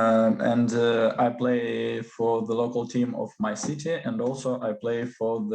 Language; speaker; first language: English; non-native, learner; Russian